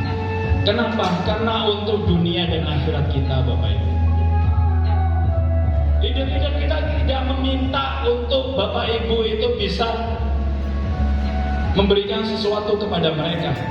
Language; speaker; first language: Indonesian; native; Indonesian